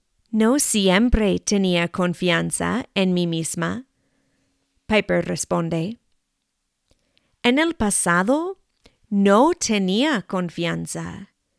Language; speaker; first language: Spanish; non-native, fluent; English